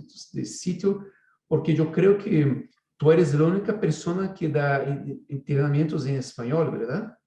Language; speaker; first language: Spanish; non-native, fluent; Portuguese